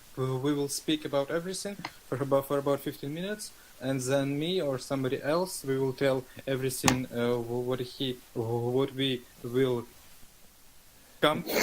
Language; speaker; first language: English; non-native, learner; Russian